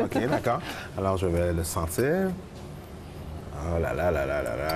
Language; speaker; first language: French; native; French